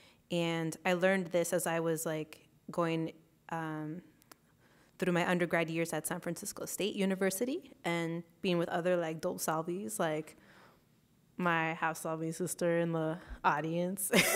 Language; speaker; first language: English; early bilingual, other home language; Spanish